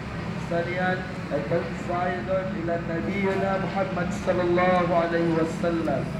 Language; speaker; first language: Arabic; non-native, learner; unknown